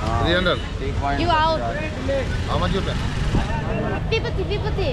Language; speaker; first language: English; non-native, learner; Korean